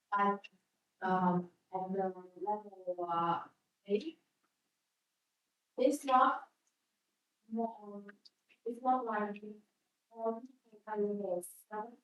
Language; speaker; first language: English; non-native, learner; Vietnamese